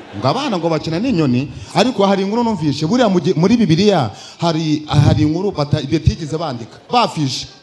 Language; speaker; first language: Kinyarwanda; native; Kinyarwanda